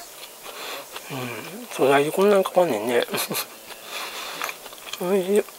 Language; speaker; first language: Japanese; native; Japanese